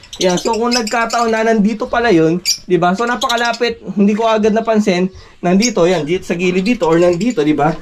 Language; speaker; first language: Filipino; non-native, local second language; Pampanga